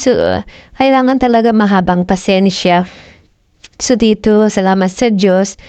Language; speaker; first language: Filipino; non-native, local second language; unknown